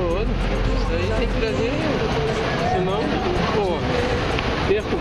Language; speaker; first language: Portuguese; native; Portuguese